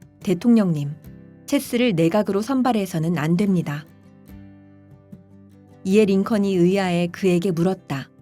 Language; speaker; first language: Korean; native; Korean